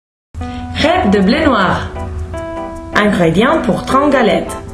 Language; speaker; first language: French; non-native, learner; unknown